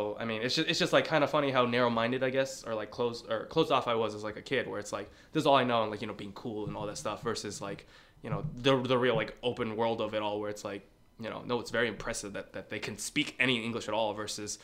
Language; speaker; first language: English; early bilingual, other home language; Chinese